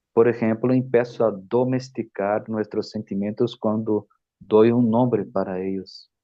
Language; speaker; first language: Spanish; non-native, fluent; Portuguese